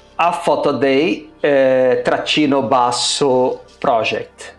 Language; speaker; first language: Italian; non-native, fluent; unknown